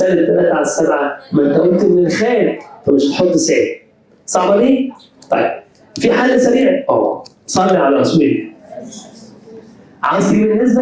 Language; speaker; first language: Arabic; native; Arabic